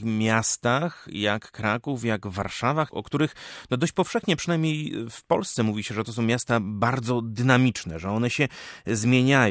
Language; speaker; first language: Polish; native; Polish